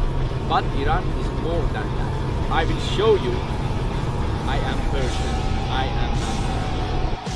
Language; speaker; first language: English; non-native, learner; Persian